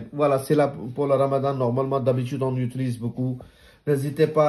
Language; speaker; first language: French; non-native, learner; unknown